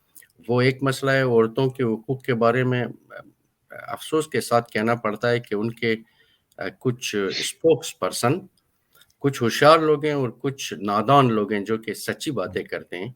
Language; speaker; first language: Hindi; non-native, fluent; Persian